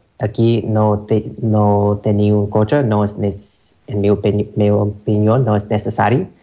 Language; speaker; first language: Catalan; non-native, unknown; English